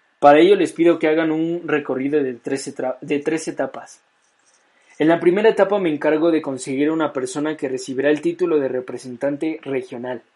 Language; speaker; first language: Spanish; native; Spanish